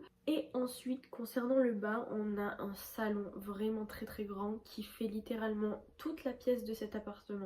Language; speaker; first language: French; native; French